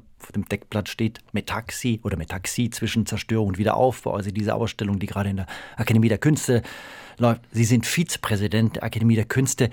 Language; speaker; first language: German; native; German